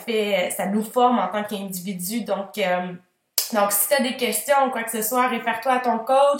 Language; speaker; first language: French; native; French